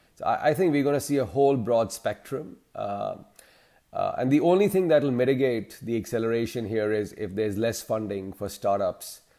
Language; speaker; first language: English; non-native, local second language; Hindi